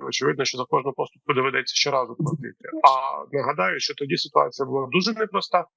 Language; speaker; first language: Ukrainian; native; Ukrainian